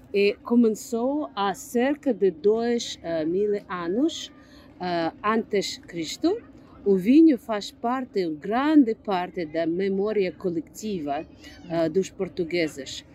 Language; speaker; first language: Portuguese; non-native, learner; English